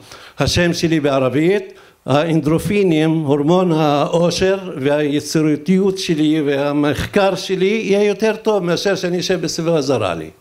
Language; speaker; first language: Hebrew; non-native, local second language; Arabic